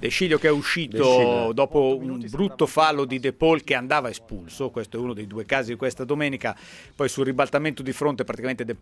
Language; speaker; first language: Italian; native; Italian